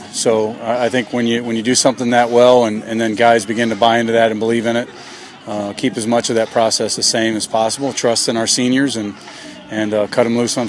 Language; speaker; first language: English; native; English